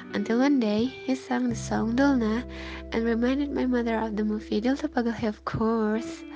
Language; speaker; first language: English; non-native, fluent; Indonesian